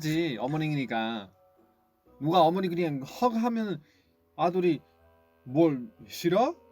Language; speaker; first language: Korean; non-native, fluent; Spanish